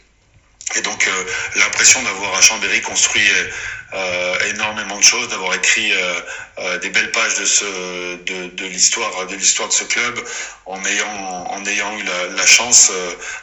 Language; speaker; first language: French; native; French